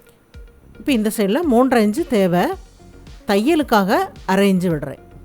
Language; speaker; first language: Tamil; native; Tamil